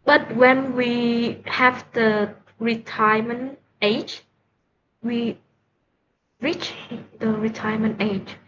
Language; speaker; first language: English; non-native, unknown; Vietnamese